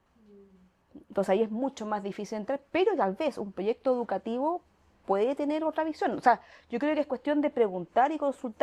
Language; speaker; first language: Spanish; native; Spanish